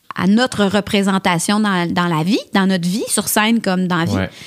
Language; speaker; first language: French; native; French